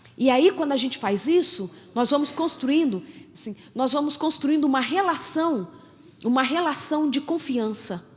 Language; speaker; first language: Portuguese; native; Portuguese